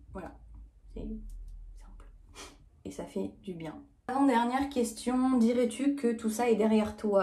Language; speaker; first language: French; native; French